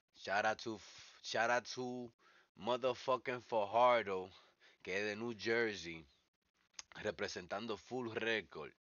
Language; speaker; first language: Spanish; early bilingual, other home language; English